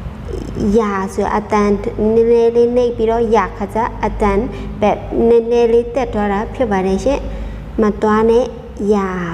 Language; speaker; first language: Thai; non-native, fluent; Burmese